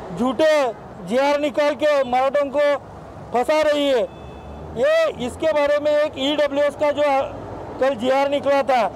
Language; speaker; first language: Hindi; non-native, local second language; Marathi